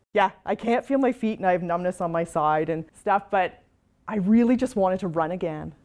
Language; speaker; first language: English; native; English